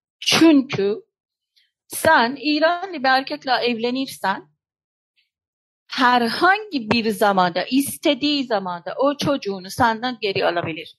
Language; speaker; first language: Turkish; non-native, fluent; Persian